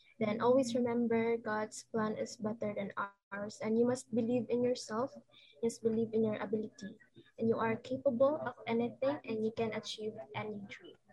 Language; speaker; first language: English; non-native, local second language; Cebuano